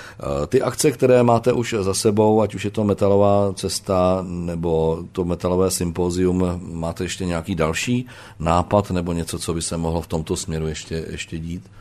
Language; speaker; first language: Czech; native; Czech